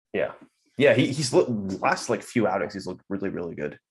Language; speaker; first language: English; native; English